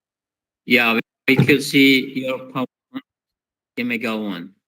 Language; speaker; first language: English; non-native, fluent; Indonesian